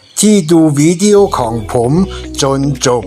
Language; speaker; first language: Thai; non-native, fluent; German